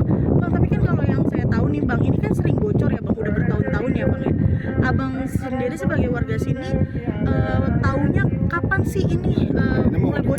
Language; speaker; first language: Indonesian; native; Indonesian